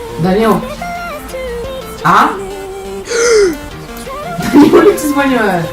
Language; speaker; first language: Bulgarian; native; Bulgarian